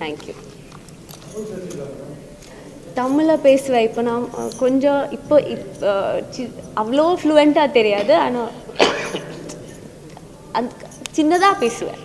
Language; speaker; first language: Tamil; non-native, learner; Malayalam